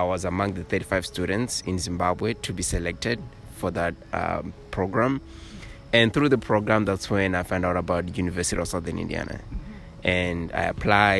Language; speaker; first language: English; non-native, local second language; Kinyarwanda